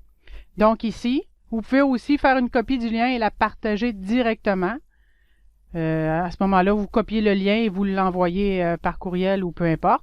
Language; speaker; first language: French; native; French